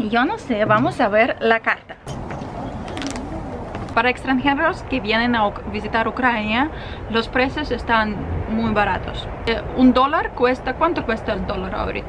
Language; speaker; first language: Spanish; non-native, fluent; Russian